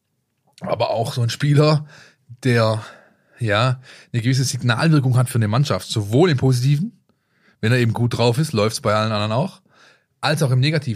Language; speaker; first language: German; native; German